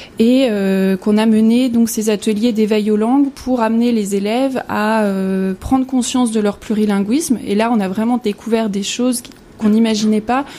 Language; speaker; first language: French; native; French